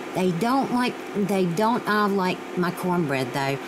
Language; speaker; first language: English; native; English